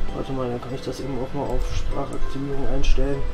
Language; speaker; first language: German; native; German